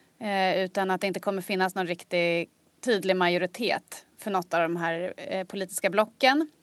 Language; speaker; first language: Swedish; native; Swedish